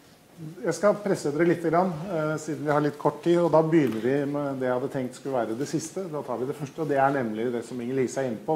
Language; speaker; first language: Norwegian; native; Norwegian